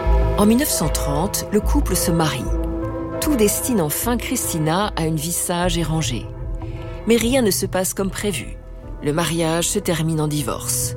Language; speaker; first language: French; native; French